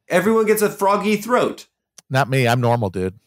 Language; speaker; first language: English; native; English